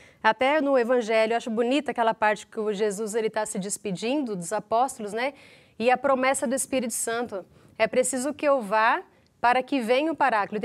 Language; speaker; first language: Portuguese; native; Portuguese